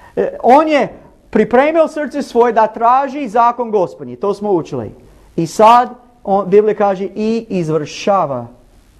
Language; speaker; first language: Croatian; non-native, learner; English